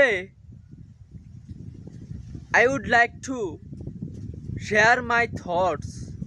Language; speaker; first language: English; non-native, learner; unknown